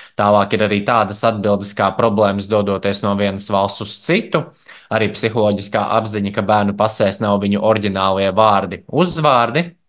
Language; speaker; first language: Latvian; native; Latvian